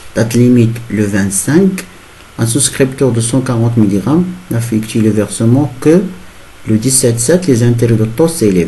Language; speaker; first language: French; non-native, local second language; Arabic